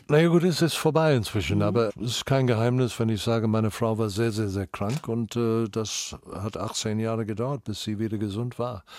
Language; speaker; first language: German; non-native, fluent; English